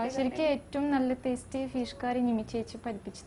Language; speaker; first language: Malayalam; non-native, fluent; Russian